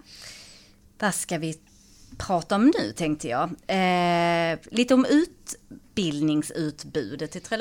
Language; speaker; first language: Swedish; native; Swedish